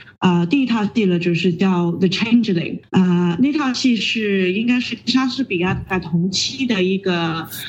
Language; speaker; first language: Chinese; non-native, local second language; Cantonese